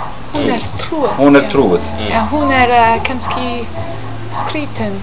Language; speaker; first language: Icelandic; non-native, learner; English